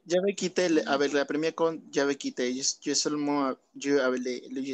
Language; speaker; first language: French; non-native, learner; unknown